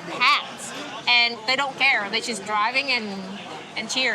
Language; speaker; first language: English; non-native, fluent; Vietnamese